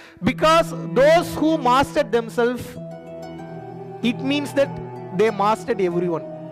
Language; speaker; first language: English; non-native, local second language; Tamil